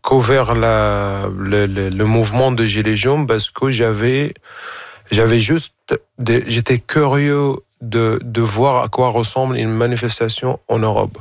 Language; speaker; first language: French; non-native, fluent; Arabic